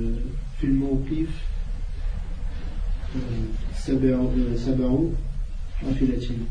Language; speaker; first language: Arabic; non-native, learner; French